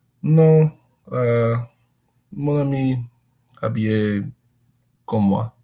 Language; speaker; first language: French; non-native, learner; English